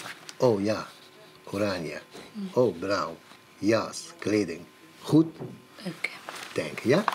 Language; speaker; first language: Dutch; non-native, learner; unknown